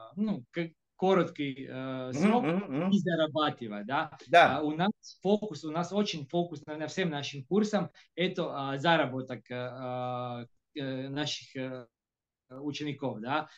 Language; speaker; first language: Russian; non-native, fluent; Croatian